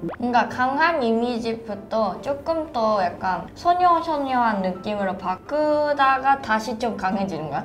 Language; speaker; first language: Korean; non-native, fluent; Japanese